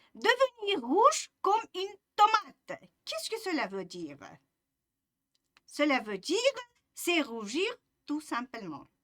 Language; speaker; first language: French; non-native, fluent; Uzbek